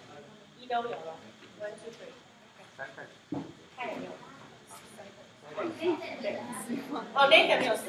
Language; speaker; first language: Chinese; early bilingual, heritage; Chinese